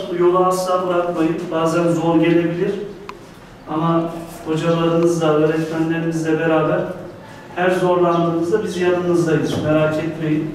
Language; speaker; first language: Turkish; native; Turkish